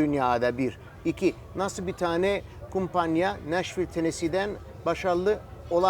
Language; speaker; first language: Turkish; early bilingual, heritage; Turkish